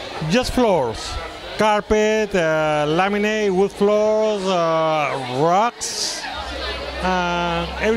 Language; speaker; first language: English; non-native, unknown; Spanish